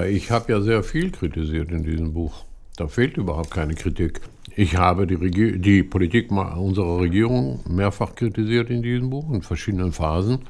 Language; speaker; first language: German; non-native, fluent; Hebrew